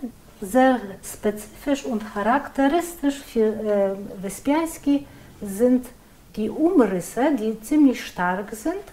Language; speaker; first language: German; non-native, fluent; Polish